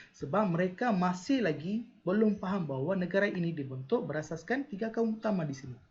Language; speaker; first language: Malay; non-native, local second language; Tamil